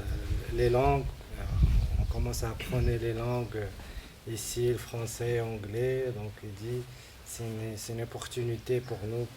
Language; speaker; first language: French; non-native, local second language; Arabic